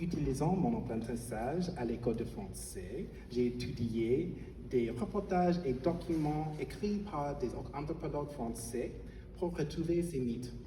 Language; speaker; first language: French; non-native, fluent; English